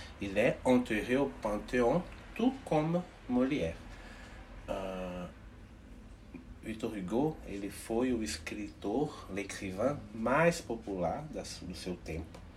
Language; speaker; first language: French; non-native, learner; Portuguese